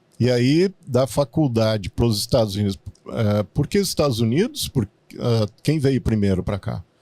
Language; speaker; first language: Portuguese; native; Portuguese